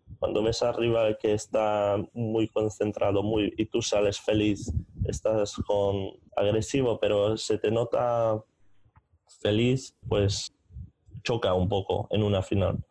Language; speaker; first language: Spanish; non-native, fluent; Hungarian